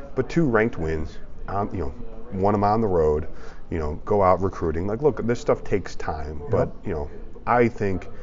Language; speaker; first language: English; native; English